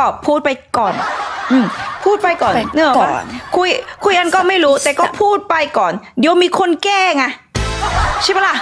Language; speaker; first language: Thai; non-native, fluent; Korean